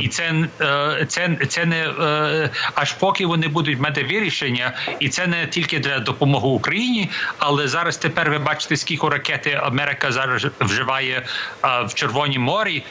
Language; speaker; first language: Ukrainian; early bilingual, heritage; English